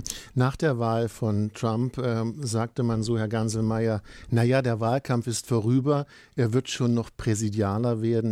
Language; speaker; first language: German; native; German